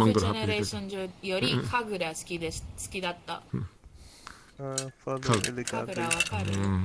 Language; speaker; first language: Japanese; non-native, learner; Spanish